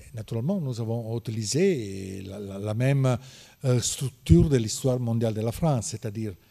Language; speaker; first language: French; non-native, learner; Italian